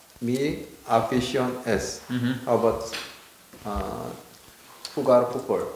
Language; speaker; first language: Spanish; non-native, learner; Korean